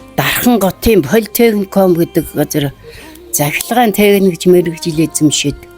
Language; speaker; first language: Mongolian; native; Mongolian